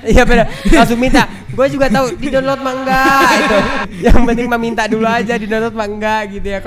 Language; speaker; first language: Indonesian; native; Indonesian